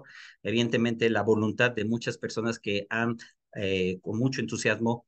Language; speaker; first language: Spanish; native; Spanish